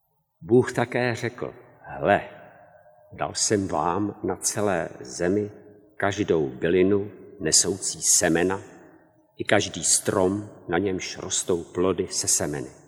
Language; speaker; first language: Czech; native; Czech